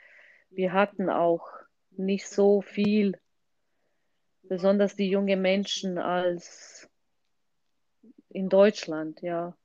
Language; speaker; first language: German; non-native, fluent; Croatian